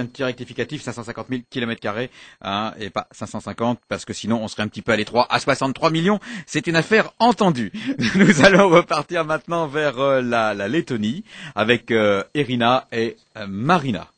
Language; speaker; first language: French; native; French